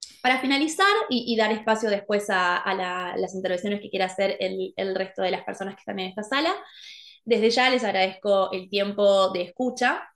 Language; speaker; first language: Spanish; native; Spanish